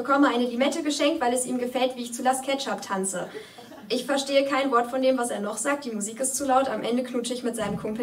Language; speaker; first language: German; native; German